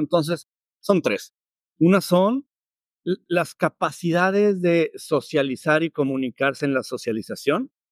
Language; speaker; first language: Spanish; native; Spanish